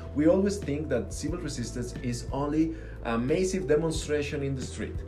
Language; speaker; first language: English; non-native, fluent; Spanish